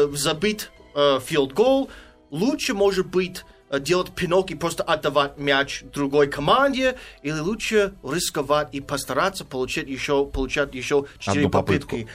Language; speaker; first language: Russian; non-native, fluent; English